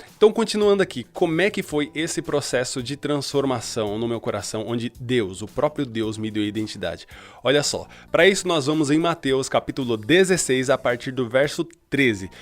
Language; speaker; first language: Portuguese; early bilingual, other home language; Spanish